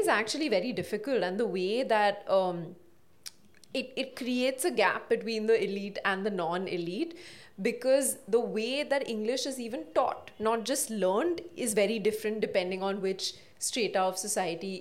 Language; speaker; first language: English; non-native, local second language; Hindi